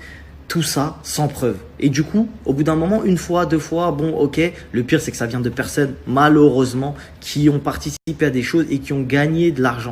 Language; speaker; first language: French; native; French